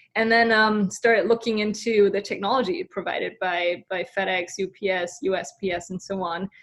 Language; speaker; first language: English; non-native, fluent; German